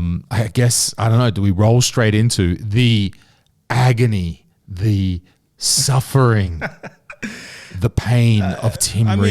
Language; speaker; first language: English; native; English